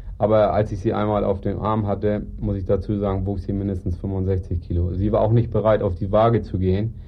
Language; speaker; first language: German; native; German